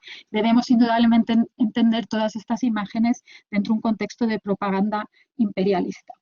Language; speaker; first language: Spanish; native; Spanish